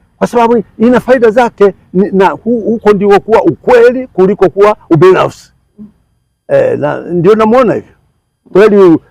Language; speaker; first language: Swahili; non-native, local second language; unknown